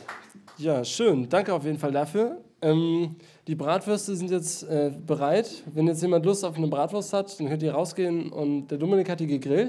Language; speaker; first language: German; native; German